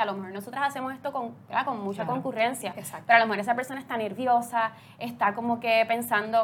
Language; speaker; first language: Spanish; native; Spanish